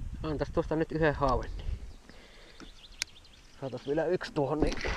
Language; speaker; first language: Finnish; native; Finnish